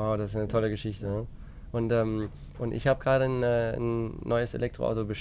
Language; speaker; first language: German; native; German